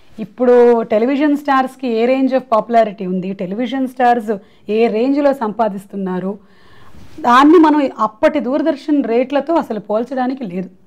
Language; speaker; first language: Telugu; non-native, local second language; Malayalam